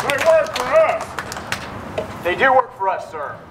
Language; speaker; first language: English; native; English